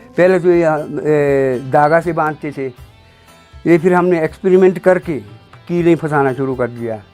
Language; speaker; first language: Hindi; non-native, local second language; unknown